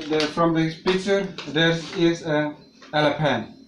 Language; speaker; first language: English; non-native, learner; Indonesian